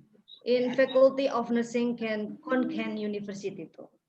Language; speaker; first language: English; non-native, fluent; Indonesian